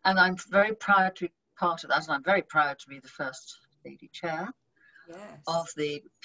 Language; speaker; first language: English; native; English